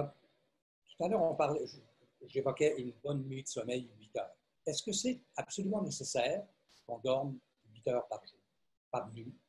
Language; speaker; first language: French; native; French